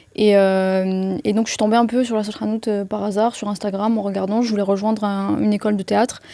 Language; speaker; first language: French; native; French